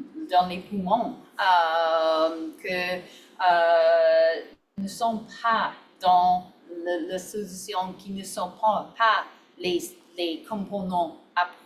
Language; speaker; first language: French; non-native, learner; English